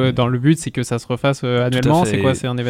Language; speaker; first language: French; native; French